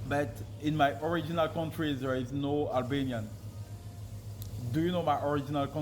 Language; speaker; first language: English; non-native, learner; French